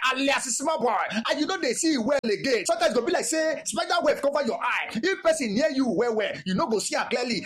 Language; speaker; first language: Nigerian Pidgin; non-native, local second language; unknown